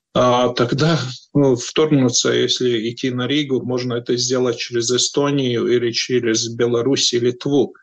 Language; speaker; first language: Russian; non-native, fluent; Latvian